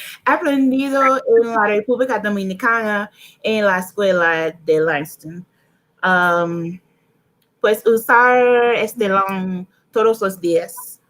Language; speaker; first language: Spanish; non-native, learner; English